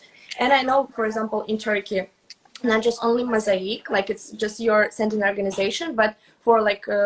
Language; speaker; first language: English; non-native, fluent; Russian